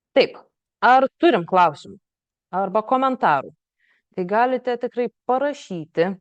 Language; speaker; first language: Lithuanian; native; Lithuanian